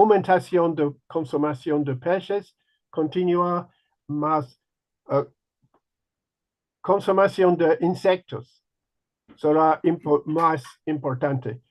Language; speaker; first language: Spanish; non-native, learner; English